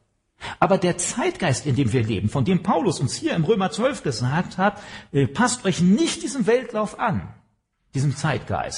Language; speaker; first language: German; native; German